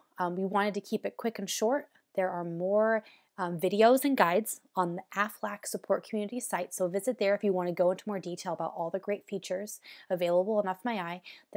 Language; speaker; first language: English; native; English